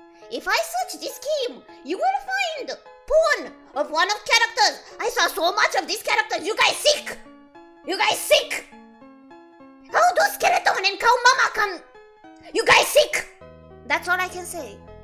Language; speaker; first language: English; non-native, learner; Japanese